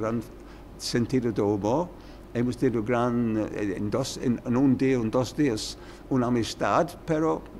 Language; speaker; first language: Spanish; non-native, learner; English